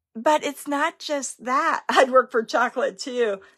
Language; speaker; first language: English; native; English